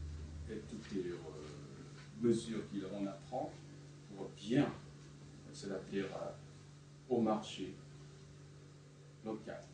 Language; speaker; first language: French; non-native, fluent; Chinese